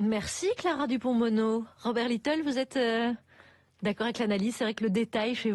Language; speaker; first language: French; native; French